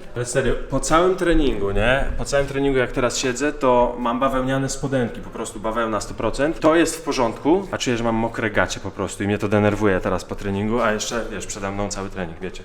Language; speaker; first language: Polish; early bilingual, heritage; Polish